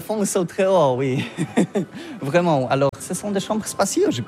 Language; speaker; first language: French; non-native, learner; Polish